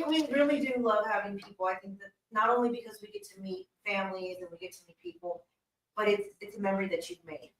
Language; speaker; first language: English; native; English